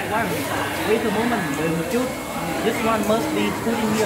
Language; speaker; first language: English; non-native, fluent; Vietnamese